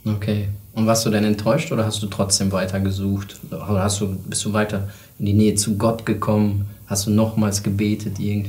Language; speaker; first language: German; native; German